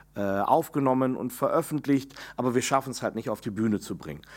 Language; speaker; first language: German; native; German